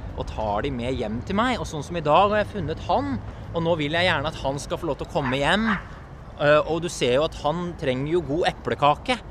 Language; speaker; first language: Norwegian; native; Norwegian